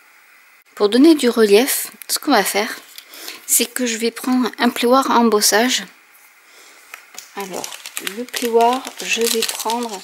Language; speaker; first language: French; native; French